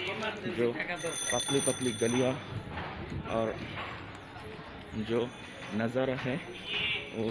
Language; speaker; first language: Hindi; non-native, learner; Bangla